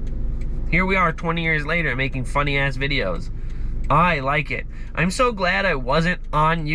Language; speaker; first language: English; native; English